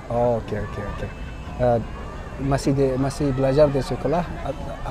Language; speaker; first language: Indonesian; non-native, fluent; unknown